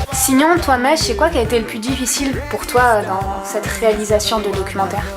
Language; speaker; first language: French; native; French